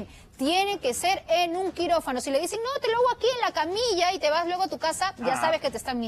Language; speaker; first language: Spanish; native; Spanish